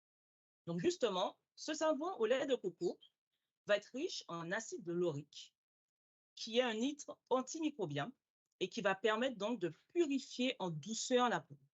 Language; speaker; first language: French; native; French